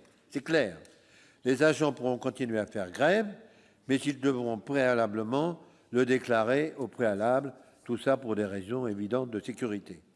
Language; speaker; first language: French; native; French